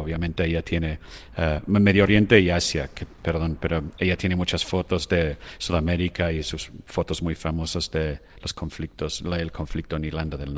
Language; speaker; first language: Spanish; non-native, fluent; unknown